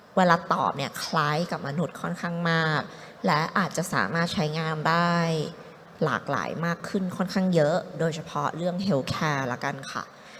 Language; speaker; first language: Thai; native; Thai